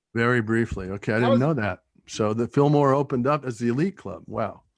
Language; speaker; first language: English; native; English